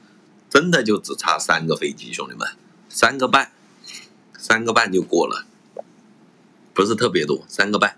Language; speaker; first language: Chinese; native; Chinese